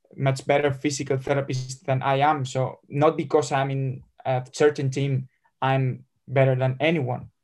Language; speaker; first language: English; non-native, fluent; Spanish